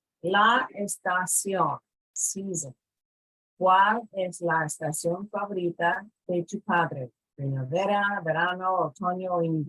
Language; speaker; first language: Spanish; non-native, fluent; English